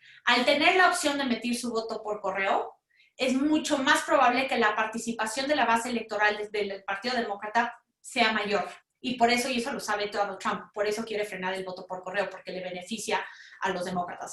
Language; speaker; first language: Spanish; native; Spanish